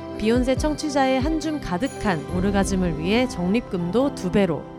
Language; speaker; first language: Korean; native; Korean